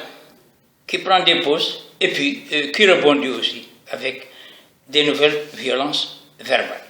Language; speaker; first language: French; non-native, local second language; Arabic